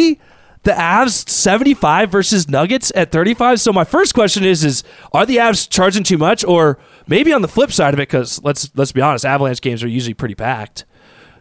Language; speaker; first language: English; native; English